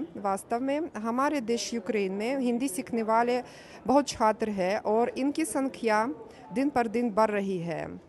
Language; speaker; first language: Hindi; non-native, fluent; Ukrainian